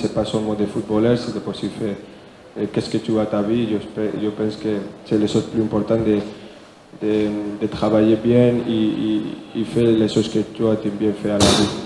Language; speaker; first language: French; non-native, learner; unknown